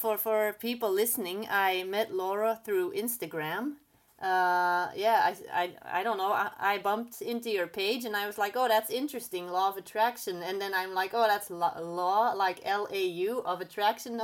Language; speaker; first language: English; non-native, fluent; Dutch